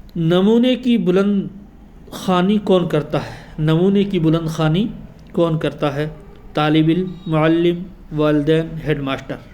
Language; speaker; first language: Urdu; native; Urdu